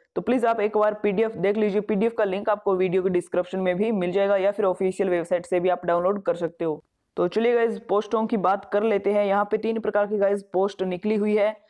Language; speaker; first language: Hindi; non-native, local second language; Punjabi